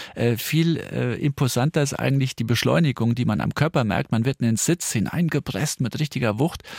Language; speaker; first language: German; native; German